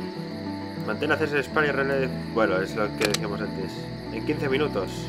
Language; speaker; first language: Spanish; native; Spanish